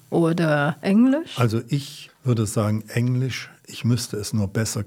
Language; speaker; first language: German; native; German